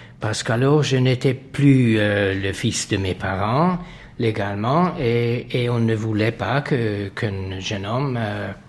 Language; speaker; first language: French; non-native, fluent; Hungarian